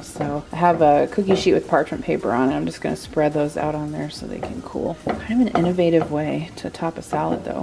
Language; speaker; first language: English; native; English